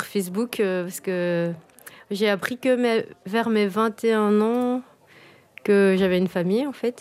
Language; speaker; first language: French; native; French